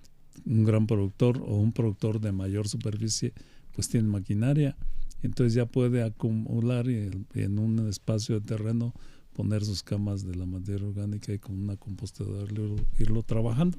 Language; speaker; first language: Spanish; native; Spanish